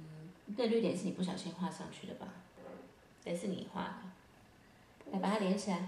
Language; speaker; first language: Chinese; native; Chinese